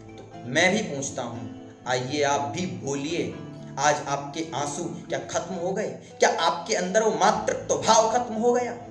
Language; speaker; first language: Hindi; native; Hindi